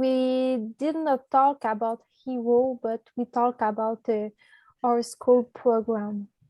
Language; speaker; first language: English; non-native, learner; French